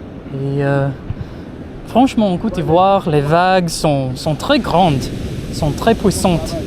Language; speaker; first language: French; non-native, fluent; English